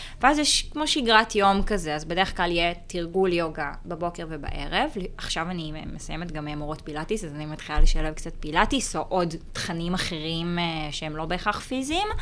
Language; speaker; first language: Hebrew; native; Hebrew